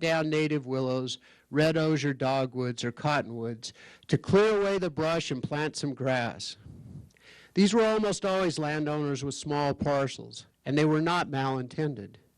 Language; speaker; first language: English; native; English